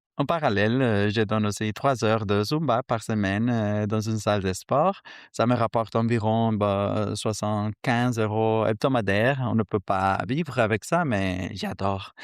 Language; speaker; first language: French; non-native, fluent; Spanish